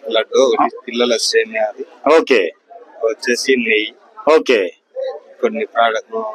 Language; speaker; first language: Telugu; native; Telugu